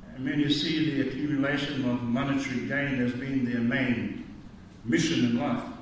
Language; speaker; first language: English; native; English